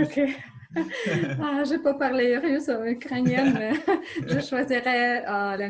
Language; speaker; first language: French; non-native, learner; Ukrainian